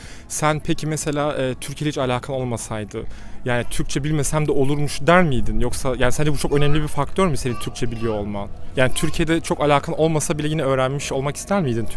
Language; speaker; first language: Turkish; native; Turkish